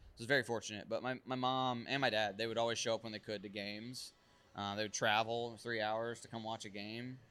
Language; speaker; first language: English; native; English